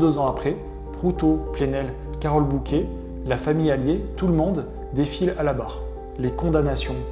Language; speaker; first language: French; native; French